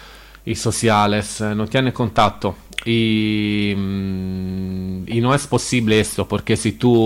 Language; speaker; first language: Spanish; non-native, learner; Italian